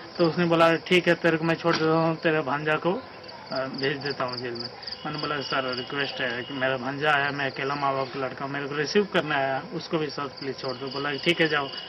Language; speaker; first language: Hindi; native; Hindi